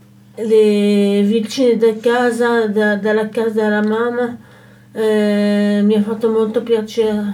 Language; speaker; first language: Italian; non-native, fluent; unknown